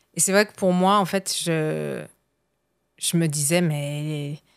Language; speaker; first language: French; native; French